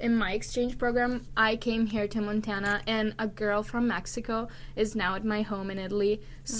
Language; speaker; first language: English; non-native, fluent; Italian